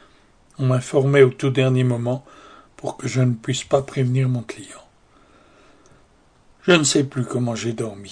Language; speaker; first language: French; native; French